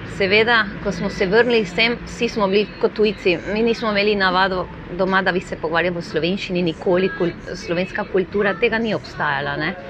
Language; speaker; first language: Slovenian; non-native, fluent; Spanish